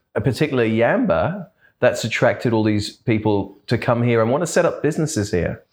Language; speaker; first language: English; native; English